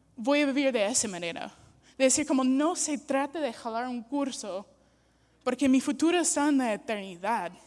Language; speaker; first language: Spanish; non-native, fluent; English